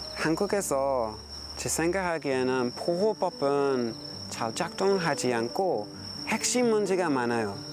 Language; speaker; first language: Korean; non-native, fluent; English